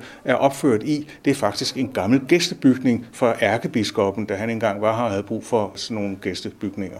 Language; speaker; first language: Danish; native; Danish